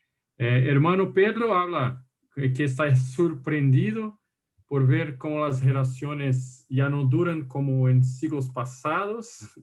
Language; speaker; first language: Spanish; non-native, fluent; Portuguese